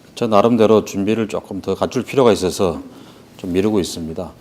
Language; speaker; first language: Korean; native; Korean